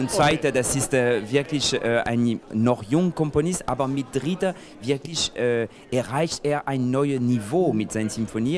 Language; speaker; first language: German; non-native, fluent; French